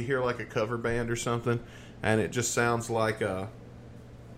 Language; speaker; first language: English; native; English